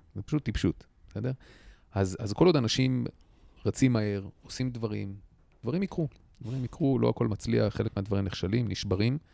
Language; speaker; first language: Hebrew; native; Hebrew